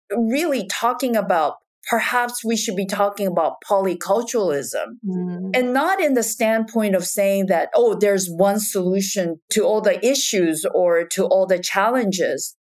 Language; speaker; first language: English; non-native, fluent; Japanese